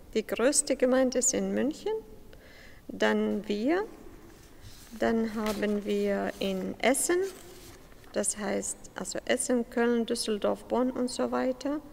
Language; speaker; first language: German; non-native, fluent; Syriac